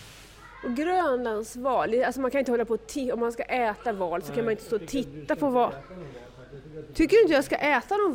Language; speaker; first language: Swedish; native; Swedish